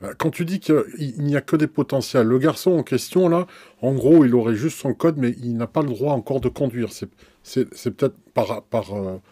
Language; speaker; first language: French; native; French